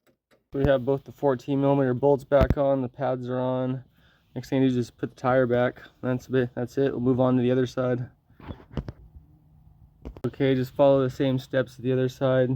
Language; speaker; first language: English; native; English